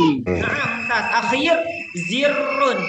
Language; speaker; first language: Arabic; non-native, learner; Indonesian